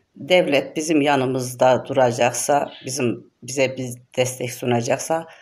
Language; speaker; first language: Turkish; native; Turkish